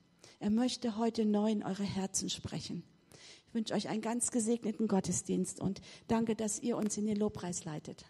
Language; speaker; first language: German; native; German